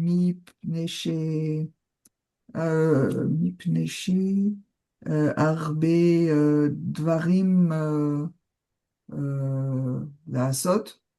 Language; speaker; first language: Hebrew; non-native, learner; French